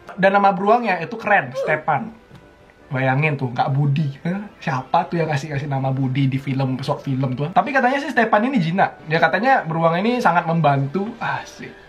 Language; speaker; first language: Indonesian; native; Indonesian